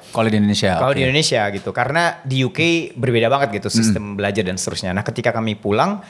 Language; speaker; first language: Indonesian; native; Indonesian